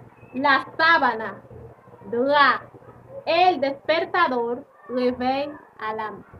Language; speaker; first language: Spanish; non-native, fluent; Haitian Creole